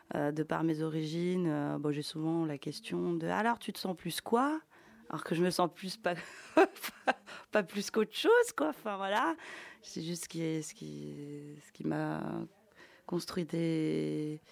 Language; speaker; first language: French; early bilingual, other home language; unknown